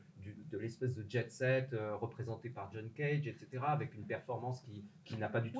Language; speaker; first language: French; native; French